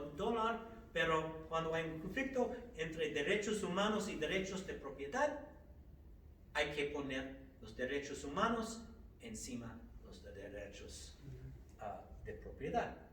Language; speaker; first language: Spanish; non-native, fluent; English